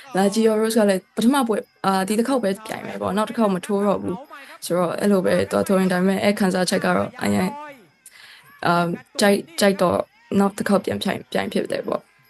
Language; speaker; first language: Burmese; non-native, local second language; Kachin